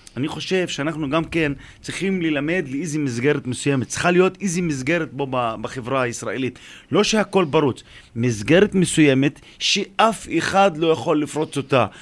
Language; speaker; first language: Hebrew; non-native, local second language; Arabic